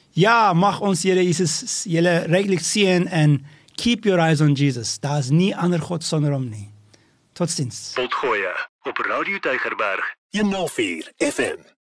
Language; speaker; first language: Afrikaans; non-native, local second language; English